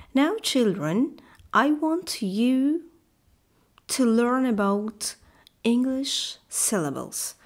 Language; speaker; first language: English; non-native, fluent; Azerbaijani